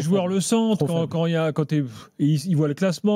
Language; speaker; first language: French; native; French